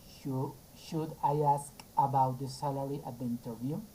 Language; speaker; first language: English; non-native, fluent; Spanish